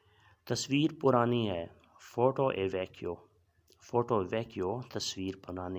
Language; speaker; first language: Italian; non-native, learner; Urdu